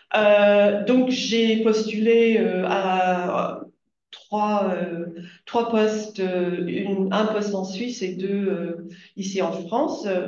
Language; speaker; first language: French; non-native, fluent; English